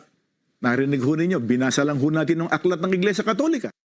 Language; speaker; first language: Filipino; native; Filipino